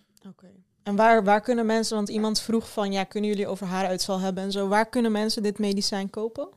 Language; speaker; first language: Dutch; early bilingual, other home language; Turkish